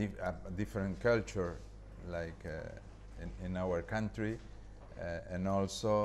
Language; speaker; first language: English; non-native, learner; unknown